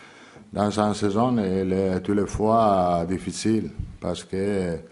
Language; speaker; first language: French; non-native, learner; Italian